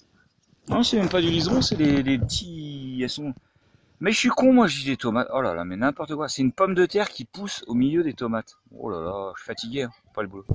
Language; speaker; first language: French; native; French